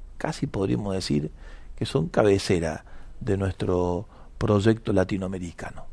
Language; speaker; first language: Spanish; native; Spanish